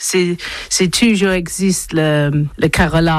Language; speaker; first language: French; non-native, learner; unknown